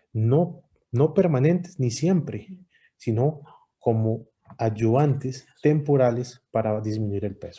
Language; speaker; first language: Spanish; native; Spanish